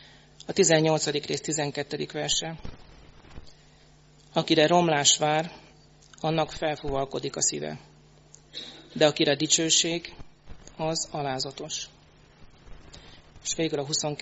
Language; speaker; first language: Hungarian; native; Hungarian